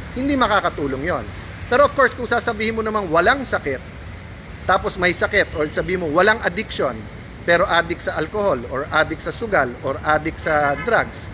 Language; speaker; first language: Filipino; native; Filipino